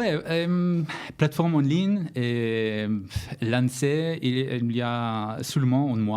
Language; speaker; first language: French; non-native, learner; Hebrew